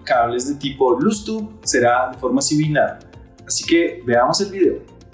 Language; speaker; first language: Spanish; native; Spanish